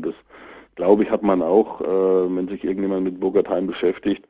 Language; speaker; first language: German; native; German